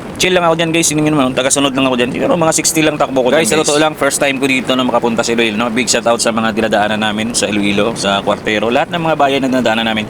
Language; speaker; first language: Filipino; non-native, local second language; Hiligaynon